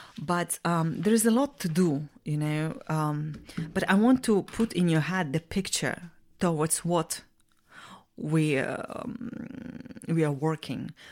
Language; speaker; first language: English; non-native, fluent; Russian